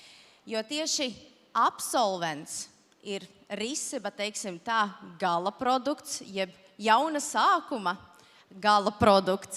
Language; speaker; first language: Latvian; native; Latvian